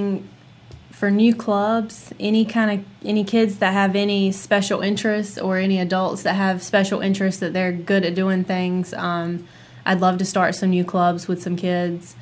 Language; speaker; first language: English; native; English